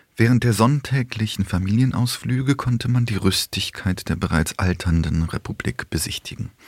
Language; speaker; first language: German; early bilingual, other home language; Polish